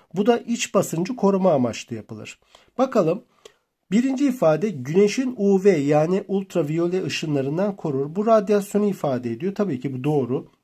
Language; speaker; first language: Turkish; native; Turkish